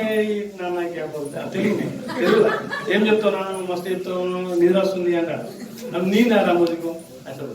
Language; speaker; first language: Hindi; non-native, local second language; Telugu